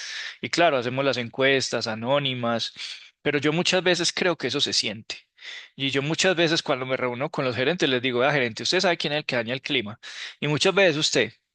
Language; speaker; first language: Spanish; native; Spanish